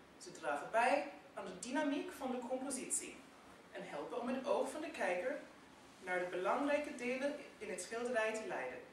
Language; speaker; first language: Dutch; non-native, fluent; English